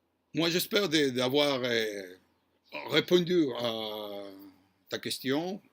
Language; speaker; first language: French; non-native, fluent; Hebrew